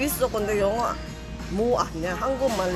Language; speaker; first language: Korean; non-native, learner; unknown